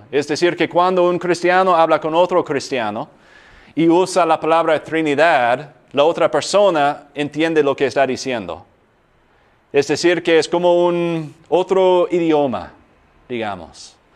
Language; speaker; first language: Spanish; non-native, fluent; English